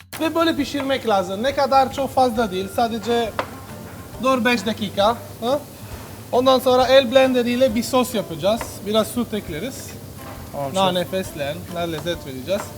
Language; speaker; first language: Turkish; non-native, learner; Italian